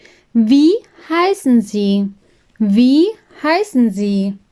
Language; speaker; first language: German; non-native, learner; Urdu